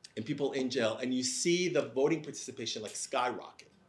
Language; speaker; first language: English; native; English